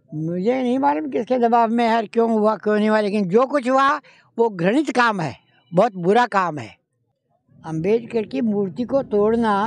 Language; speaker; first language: Hindi; native; Hindi